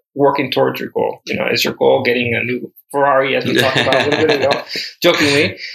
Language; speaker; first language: English; early bilingual, other home language; Spanish